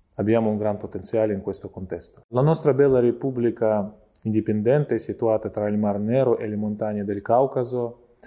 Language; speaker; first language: Italian; non-native, fluent; Abkhazian